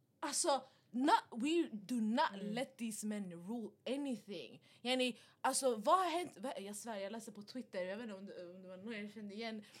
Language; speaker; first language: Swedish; early bilingual, other home language; Arabic